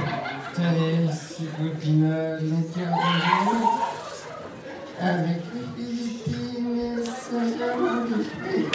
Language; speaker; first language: French; native; French